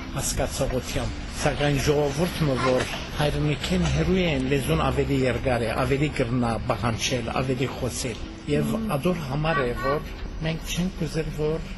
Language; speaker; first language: Armenian; early bilingual, heritage; Armenian